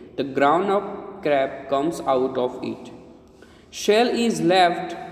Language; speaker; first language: English; non-native, local second language; Gujarati